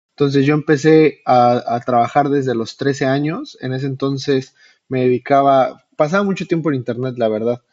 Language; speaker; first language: Spanish; native; Spanish